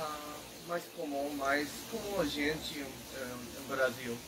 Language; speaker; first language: Portuguese; non-native, learner; English